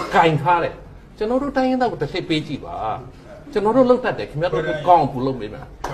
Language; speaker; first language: Burmese; non-native, local second language; Hakha Chin